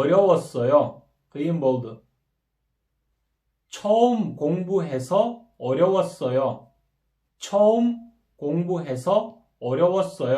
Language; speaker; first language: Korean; non-native, fluent; Kyrgyz